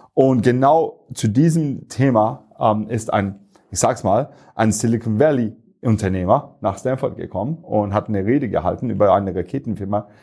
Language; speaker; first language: German; non-native, fluent; Turkish